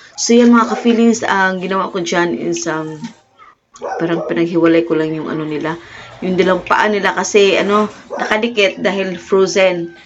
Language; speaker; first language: Filipino; non-native, local second language; Cebuano